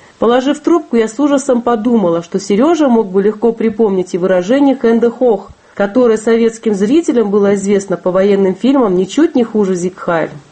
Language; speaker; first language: Russian; native; Russian